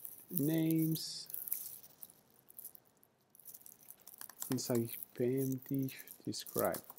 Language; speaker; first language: German; non-native, fluent; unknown